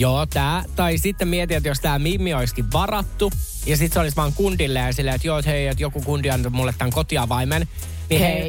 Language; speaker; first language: Finnish; native; Finnish